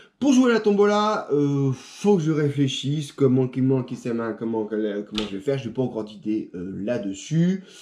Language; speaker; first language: French; native; French